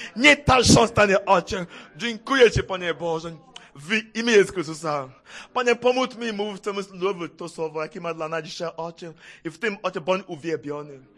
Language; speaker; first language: Polish; non-native, fluent; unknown